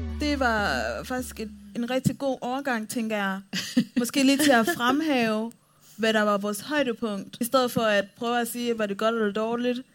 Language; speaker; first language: Danish; early bilingual, other home language; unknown